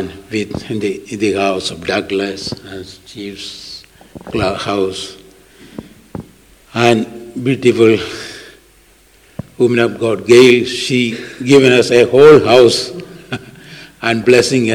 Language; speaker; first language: English; non-native, local second language; Malayalam